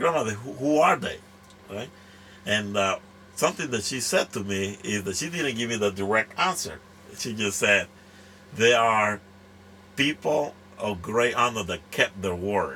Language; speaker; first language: English; non-native, fluent; Spanish